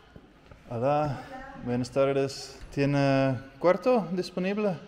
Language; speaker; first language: Spanish; non-native, learner; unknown